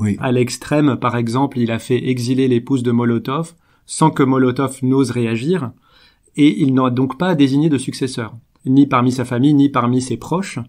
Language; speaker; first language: French; native; French